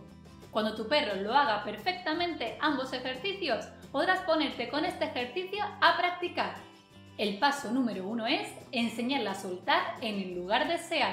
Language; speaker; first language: Spanish; native; Spanish